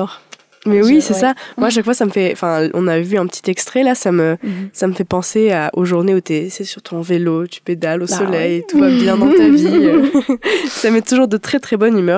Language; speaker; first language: French; native; French